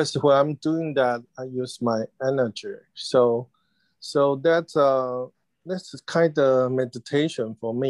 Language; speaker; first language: English; non-native, learner; Chinese